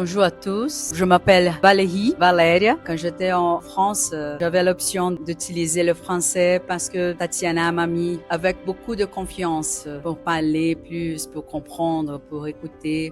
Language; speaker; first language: French; non-native, learner; Portuguese